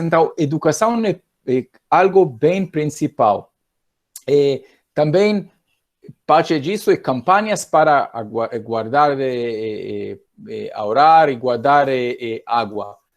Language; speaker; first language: Portuguese; non-native, fluent; Hebrew